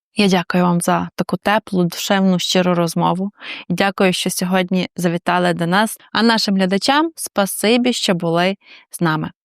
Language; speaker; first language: Ukrainian; native; Ukrainian